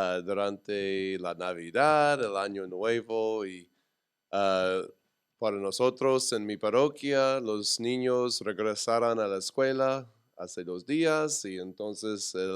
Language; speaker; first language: Spanish; non-native, learner; English